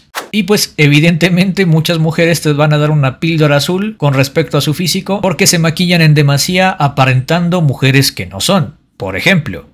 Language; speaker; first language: Spanish; native; Spanish